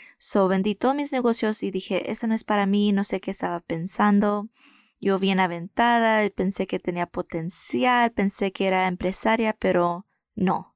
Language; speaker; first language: Spanish; early bilingual, heritage; Spanish